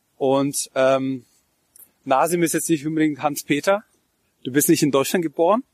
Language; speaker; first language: German; native; German